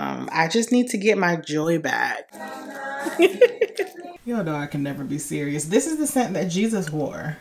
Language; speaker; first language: English; native; English